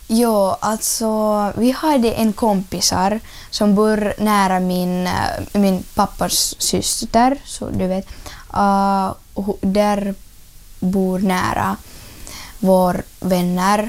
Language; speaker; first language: Swedish; early bilingual, other home language; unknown